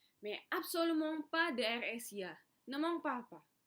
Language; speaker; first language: French; non-native, learner; Indonesian